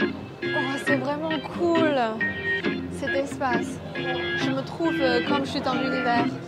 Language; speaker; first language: French; non-native, learner; Chinese